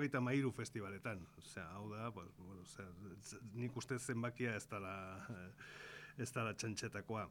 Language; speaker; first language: Basque; non-native, local second language; Spanish